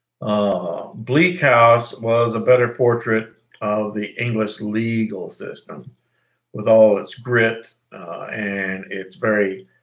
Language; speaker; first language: English; native; English